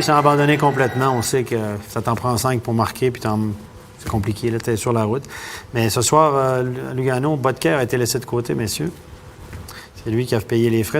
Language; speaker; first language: French; native; French